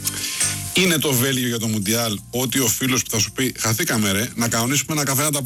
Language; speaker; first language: Greek; native; Greek